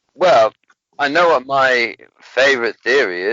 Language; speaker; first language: English; native; English